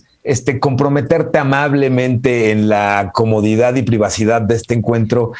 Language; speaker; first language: Spanish; native; Spanish